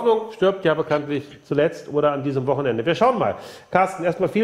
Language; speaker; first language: German; native; German